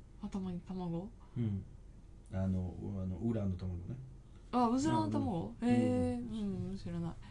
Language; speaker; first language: Japanese; non-native, fluent; French